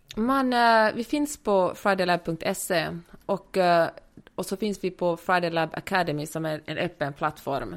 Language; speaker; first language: Swedish; native; Swedish